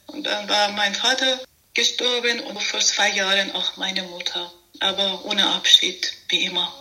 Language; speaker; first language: German; non-native, fluent; Persian